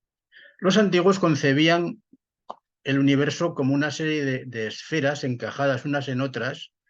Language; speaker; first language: Spanish; native; Spanish